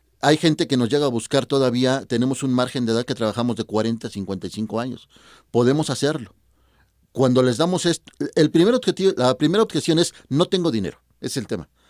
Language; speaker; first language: Spanish; native; Spanish